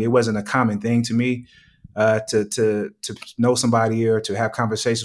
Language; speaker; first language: English; native; English